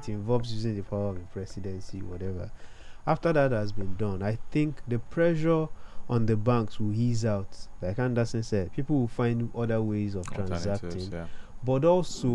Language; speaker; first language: English; non-native, local second language; Yoruba